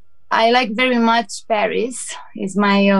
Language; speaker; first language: English; non-native, learner; Romanian